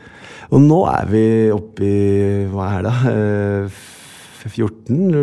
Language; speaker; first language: Norwegian; non-native, fluent; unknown